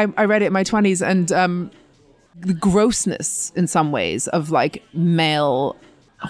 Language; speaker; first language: English; native; English